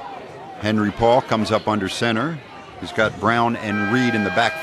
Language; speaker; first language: English; native; English